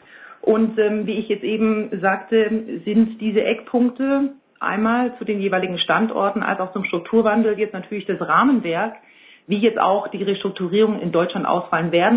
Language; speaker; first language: German; native; German